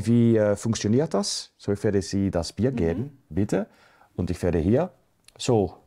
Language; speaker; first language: German; non-native, learner; Dutch